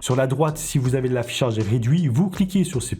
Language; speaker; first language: French; native; French